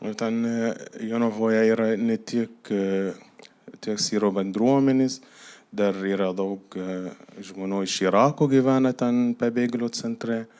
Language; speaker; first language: Lithuanian; non-native, fluent; Arabic